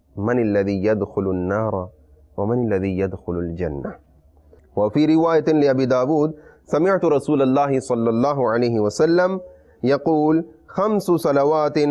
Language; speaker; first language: Arabic; non-native, fluent; Urdu